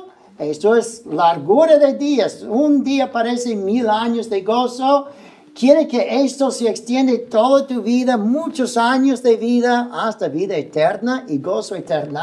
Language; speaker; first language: Spanish; non-native, fluent; English